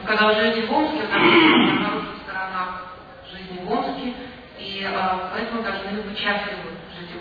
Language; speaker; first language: Russian; native; Russian